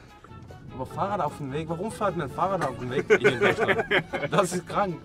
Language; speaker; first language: German; non-native, learner; Danish